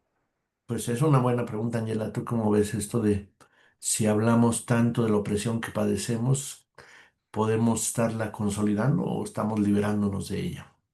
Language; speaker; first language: Spanish; native; Spanish